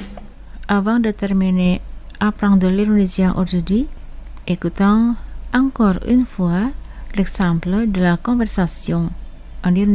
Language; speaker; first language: French; non-native, fluent; Indonesian